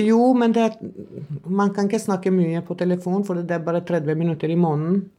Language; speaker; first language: Norwegian; non-native, fluent; Albanian